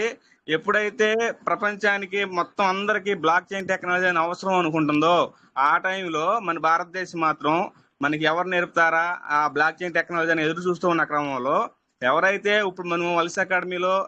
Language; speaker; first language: Telugu; native; Telugu